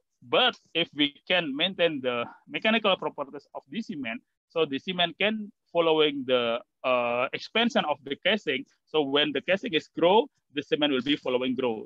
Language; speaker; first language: English; non-native, fluent; Javanese